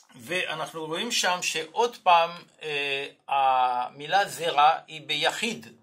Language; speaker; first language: Hebrew; non-native, fluent; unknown